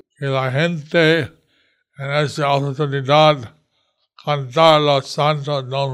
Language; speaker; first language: Spanish; non-native, learner; English